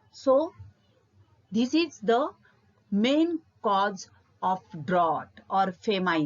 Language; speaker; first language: English; non-native, local second language; Marathi